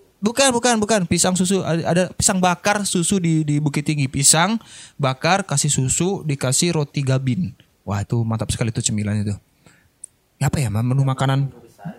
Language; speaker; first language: Indonesian; non-native, local second language; Minangkabau